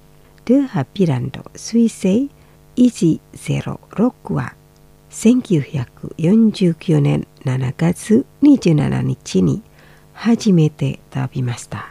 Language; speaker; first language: Japanese; non-native, fluent; Indonesian